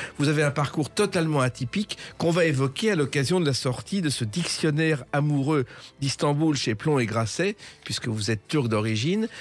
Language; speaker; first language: French; native; French